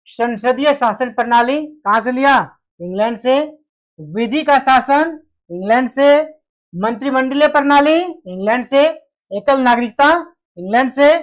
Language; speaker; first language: Hindi; native; Hindi